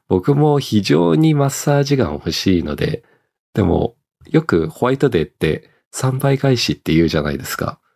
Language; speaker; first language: Japanese; early bilingual, heritage; Japanese